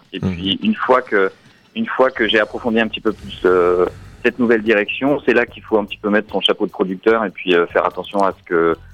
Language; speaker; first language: French; native; French